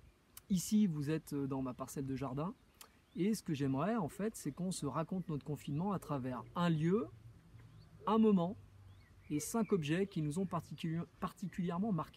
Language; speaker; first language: French; native; French